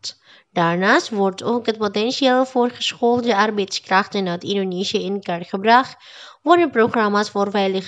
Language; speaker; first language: Dutch; non-native, fluent; Indonesian